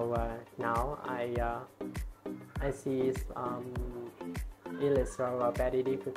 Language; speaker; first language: English; non-native, learner; Vietnamese